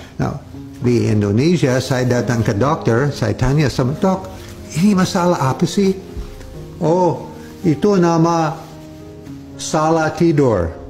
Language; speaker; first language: Indonesian; non-native, fluent; English